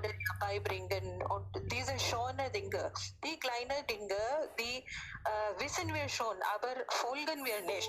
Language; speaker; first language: German; non-native, learner; Hindi